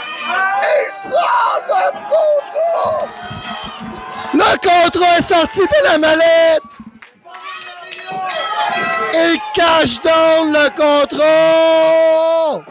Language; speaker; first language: French; native; French